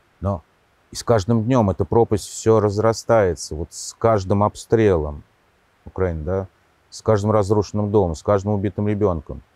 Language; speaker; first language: Russian; native; Russian